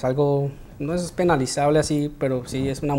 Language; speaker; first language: Spanish; native; Spanish